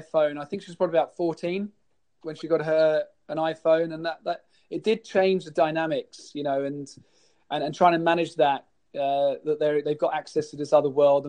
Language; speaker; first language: English; native; English